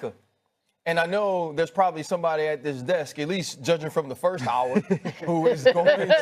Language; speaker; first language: English; native; English